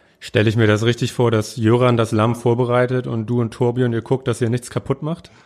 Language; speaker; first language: German; native; German